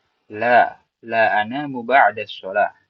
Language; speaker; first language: Arabic; non-native, fluent; Indonesian